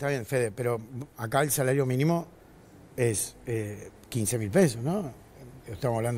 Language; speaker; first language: Spanish; native; Spanish